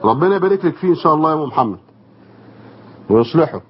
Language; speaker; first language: Arabic; native; Arabic